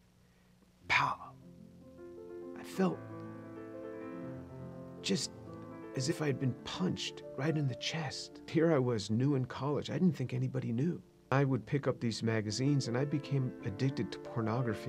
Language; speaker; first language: English; native; English